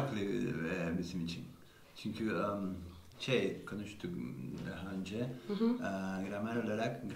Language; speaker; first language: Turkish; non-native, learner; Spanish